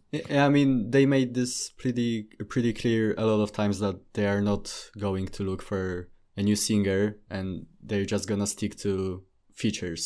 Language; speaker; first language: English; non-native, fluent; Polish